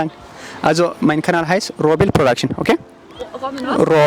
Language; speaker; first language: German; non-native, learner; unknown